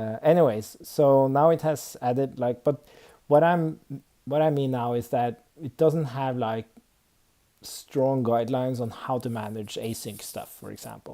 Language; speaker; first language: English; non-native, fluent; Swedish